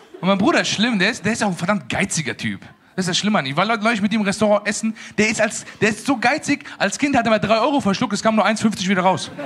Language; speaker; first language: German; early bilingual, other home language; Persian